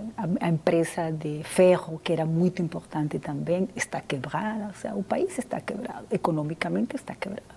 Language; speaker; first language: Portuguese; non-native, fluent; Spanish